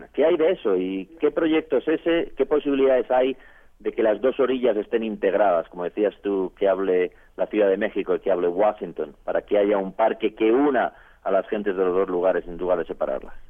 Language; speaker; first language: Spanish; native; Spanish